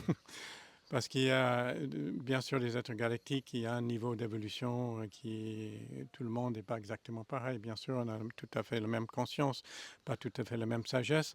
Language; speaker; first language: French; non-native, fluent; English